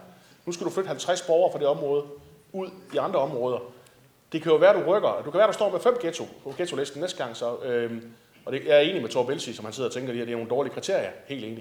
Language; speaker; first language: Danish; native; Danish